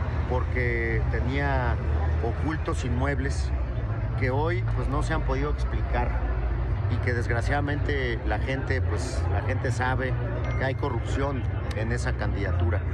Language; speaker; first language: Spanish; native; Spanish